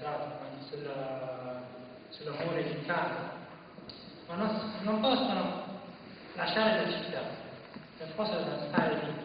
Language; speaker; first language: Italian; non-native, learner; Kurdish